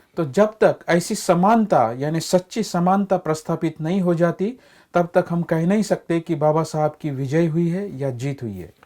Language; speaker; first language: Hindi; non-native, local second language; Marathi